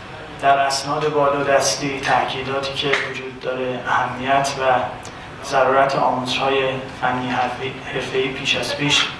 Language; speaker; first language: Persian; native; Persian